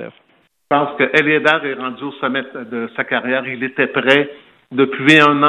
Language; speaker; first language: French; native; French